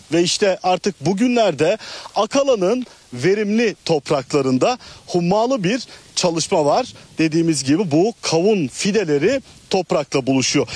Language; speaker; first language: Turkish; native; Turkish